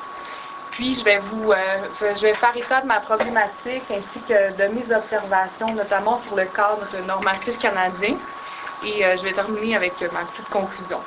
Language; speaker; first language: French; native; French